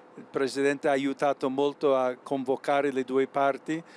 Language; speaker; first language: Italian; non-native, fluent; English